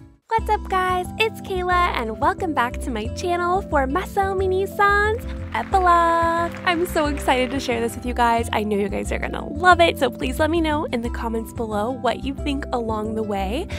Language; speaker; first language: English; native; English